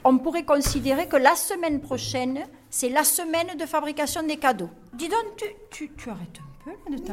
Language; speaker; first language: French; native; French